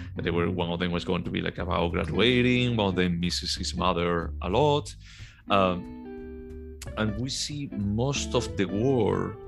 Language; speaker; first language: English; non-native, fluent; Galician